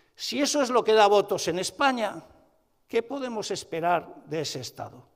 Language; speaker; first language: Spanish; native; Spanish